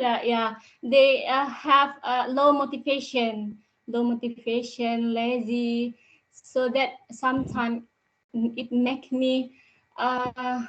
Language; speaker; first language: English; non-native, learner; Indonesian